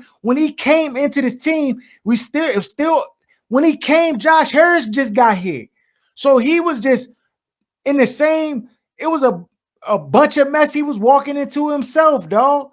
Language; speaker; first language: English; native; English